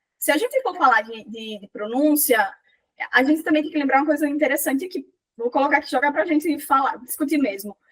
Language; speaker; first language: Portuguese; native; Portuguese